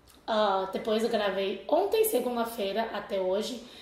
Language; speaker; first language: Portuguese; non-native, fluent; Chinese